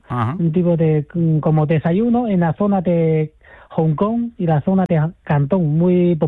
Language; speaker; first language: Spanish; non-native, fluent; Chinese